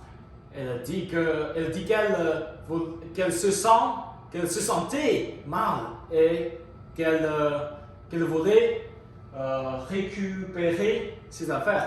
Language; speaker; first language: French; non-native, learner; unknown